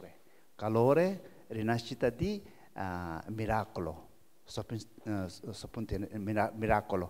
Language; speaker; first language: Italian; non-native, learner; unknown